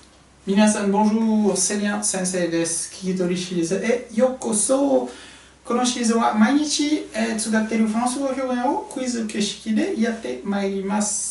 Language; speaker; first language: Japanese; non-native, fluent; French